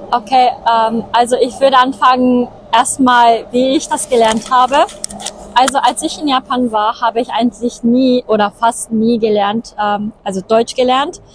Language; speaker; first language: German; non-native, fluent; Japanese